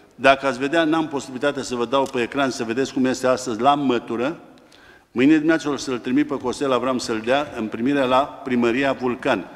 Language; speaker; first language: Romanian; native; Romanian